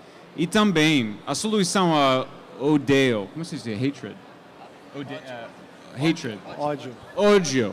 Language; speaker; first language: Portuguese; non-native, fluent; English